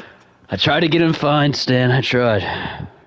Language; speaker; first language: English; native; English